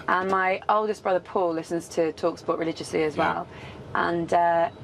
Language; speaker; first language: English; native; English